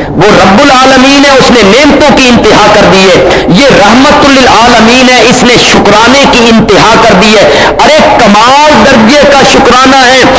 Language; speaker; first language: Urdu; non-native, local second language; Punjabi